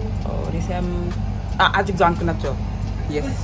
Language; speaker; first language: Korean; non-native, fluent; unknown